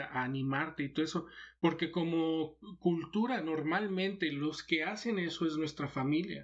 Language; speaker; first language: Spanish; native; Spanish